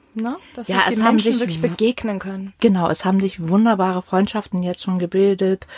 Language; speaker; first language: German; native; German